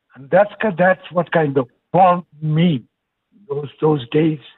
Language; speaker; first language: English; non-native, fluent; Bangla